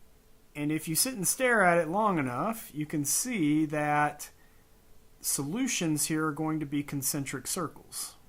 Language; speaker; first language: English; native; English